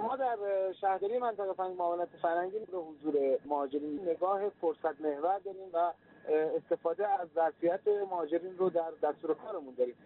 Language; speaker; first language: Persian; native; Persian